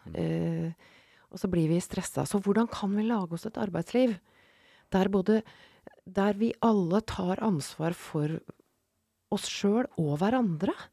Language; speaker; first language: Norwegian; native; Norwegian